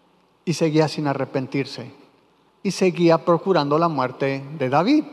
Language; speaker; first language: Spanish; native; Spanish